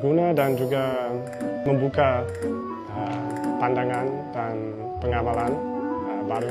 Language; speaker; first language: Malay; non-native, fluent; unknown